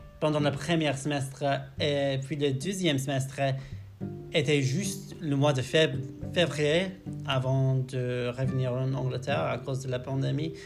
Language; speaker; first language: French; non-native, learner; English